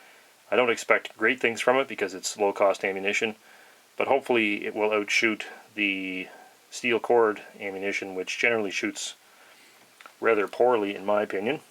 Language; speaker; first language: English; native; English